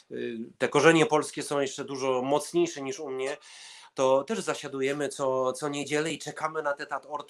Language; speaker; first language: Polish; early bilingual, heritage; Polish